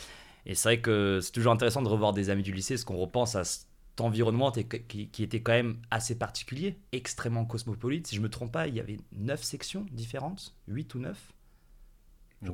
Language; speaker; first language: French; native; French